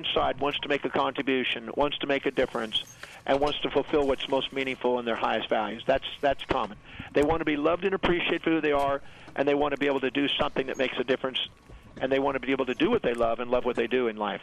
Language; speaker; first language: English; native; English